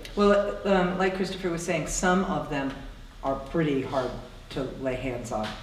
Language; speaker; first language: English; native; English